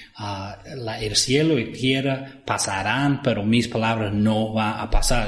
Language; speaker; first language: Spanish; non-native, fluent; English